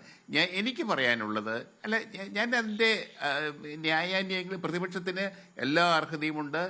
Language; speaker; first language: Malayalam; native; Malayalam